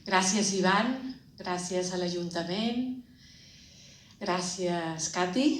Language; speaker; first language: Catalan; non-native, local second language; Spanish